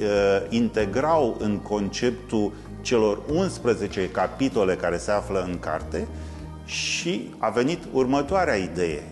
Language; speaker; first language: Romanian; native; Romanian